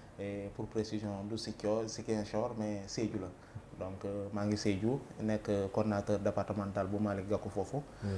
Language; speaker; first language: French; non-native, local second language; Wolof